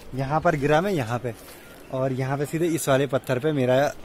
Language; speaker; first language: Hindi; native; Hindi